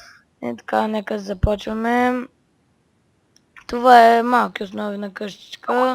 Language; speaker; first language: Bulgarian; native; Bulgarian